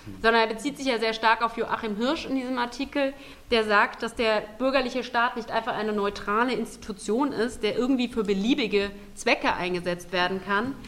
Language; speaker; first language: German; native; German